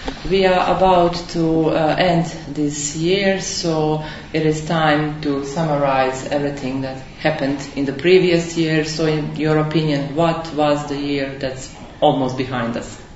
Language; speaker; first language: English; non-native, fluent; Serbian